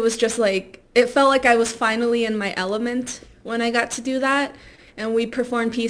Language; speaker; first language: English; early bilingual, other home language; Spanish